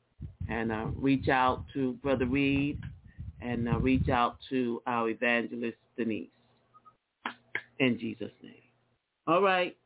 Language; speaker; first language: English; native; English